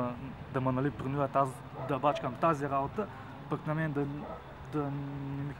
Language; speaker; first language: Bulgarian; native; Bulgarian